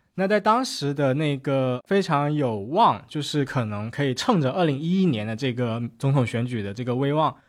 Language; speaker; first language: Chinese; native; Chinese